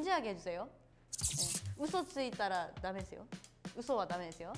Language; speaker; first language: Korean; native; Korean